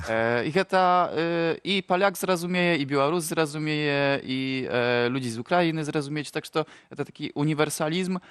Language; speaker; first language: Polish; non-native, local second language; Ukrainian